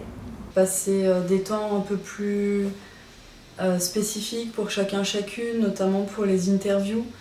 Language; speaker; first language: French; native; French